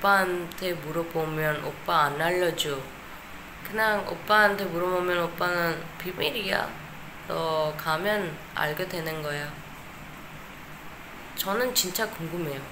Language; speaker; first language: Korean; non-native, learner; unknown